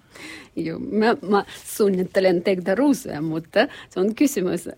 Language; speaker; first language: Finnish; non-native, learner; Turkish